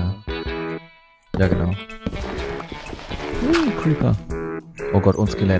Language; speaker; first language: German; native; German